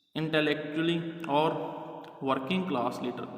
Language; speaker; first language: English; non-native, local second language; Punjabi